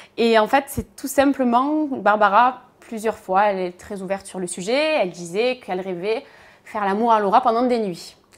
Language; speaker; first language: French; native; French